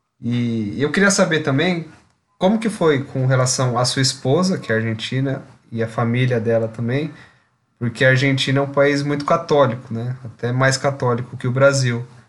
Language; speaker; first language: Portuguese; native; Portuguese